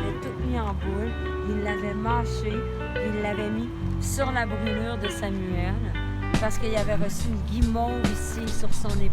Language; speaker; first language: French; native; French